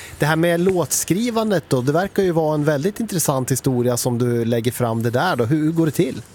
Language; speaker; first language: Swedish; native; Swedish